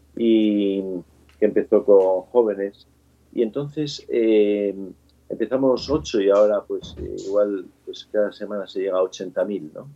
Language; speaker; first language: Spanish; native; Spanish